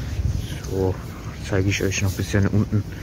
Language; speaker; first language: German; early bilingual, other home language; Turkish